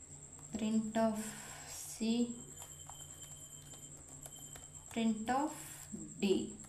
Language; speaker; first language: English; non-native, local second language; Telugu